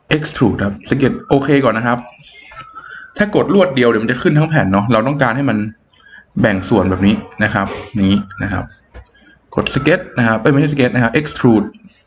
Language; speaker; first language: Thai; native; Thai